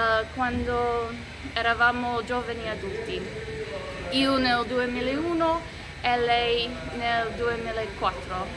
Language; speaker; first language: Italian; non-native, fluent; English